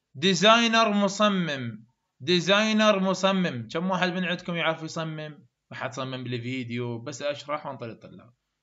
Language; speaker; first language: Arabic; native; Arabic